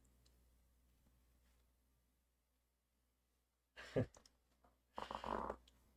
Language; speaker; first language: English; native; English